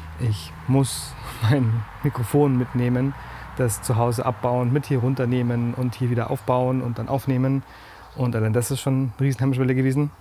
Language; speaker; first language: German; native; German